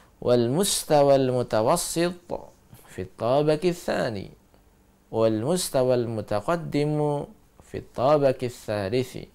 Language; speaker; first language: Arabic; non-native, fluent; Indonesian